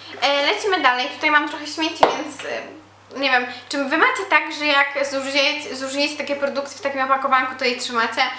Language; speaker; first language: Polish; native; Polish